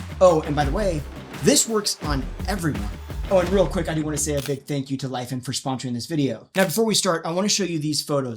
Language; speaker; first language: English; native; English